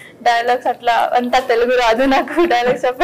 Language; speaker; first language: Telugu; non-native, learner; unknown